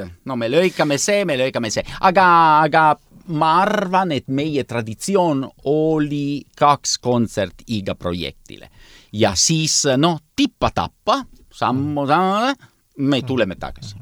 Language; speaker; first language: Estonian; non-native, learner; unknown